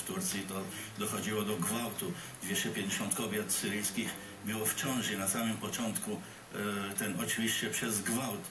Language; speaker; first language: Polish; non-native, fluent; Arabic